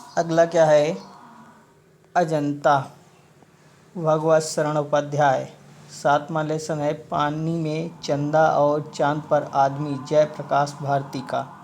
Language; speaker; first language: Hindi; native; Hindi